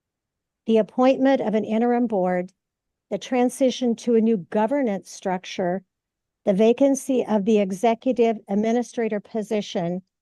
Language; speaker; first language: English; native; English